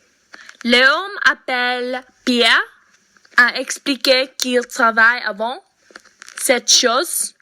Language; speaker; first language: French; non-native, learner; English